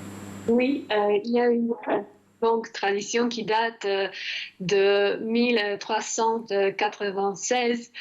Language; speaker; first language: French; non-native, fluent; Croatian